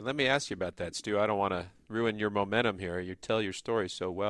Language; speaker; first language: English; native; English